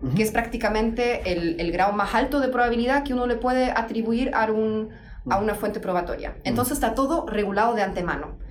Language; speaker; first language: Spanish; non-native, fluent; German